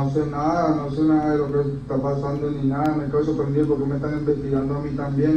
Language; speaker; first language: Spanish; native; Spanish